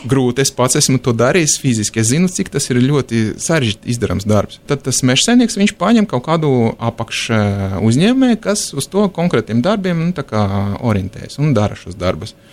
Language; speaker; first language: Latvian; non-native, local second language; Russian